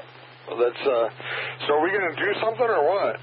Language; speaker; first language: English; native; English